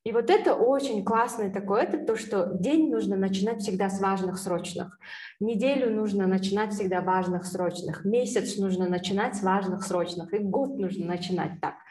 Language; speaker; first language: Russian; non-native, local second language; Kyrgyz